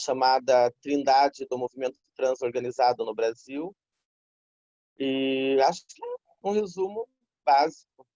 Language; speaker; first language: Portuguese; native; Portuguese